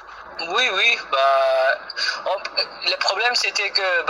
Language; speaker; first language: French; non-native, fluent; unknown